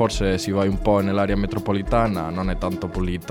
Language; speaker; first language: Italian; non-native, learner; Spanish